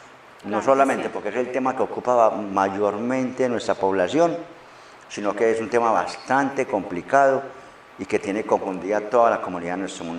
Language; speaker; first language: Spanish; native; Spanish